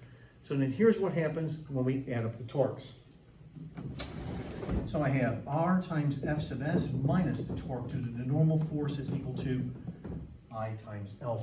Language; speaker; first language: English; native; English